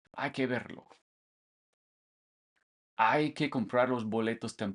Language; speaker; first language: Spanish; non-native, fluent; English